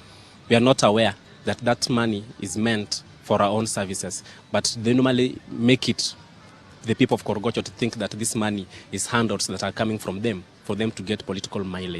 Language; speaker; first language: English; non-native, local second language; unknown